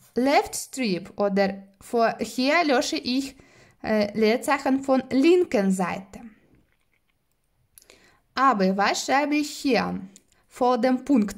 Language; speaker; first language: German; non-native, fluent; Russian